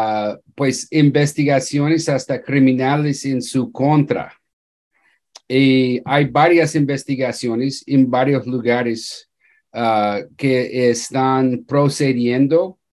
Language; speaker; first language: Spanish; non-native, fluent; English